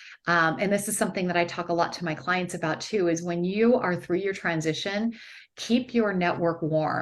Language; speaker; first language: English; native; English